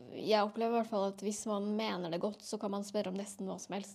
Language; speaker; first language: Norwegian; native; Norwegian